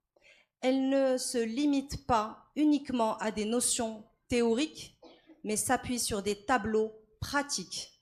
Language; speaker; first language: French; non-native, local second language; Arabic